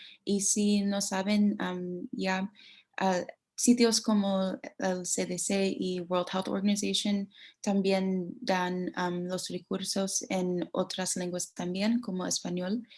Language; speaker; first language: Spanish; non-native, learner; English